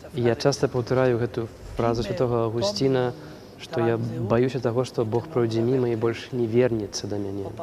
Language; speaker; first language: Belarusian; non-native, fluent; Italian